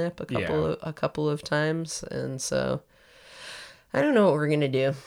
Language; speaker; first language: English; native; English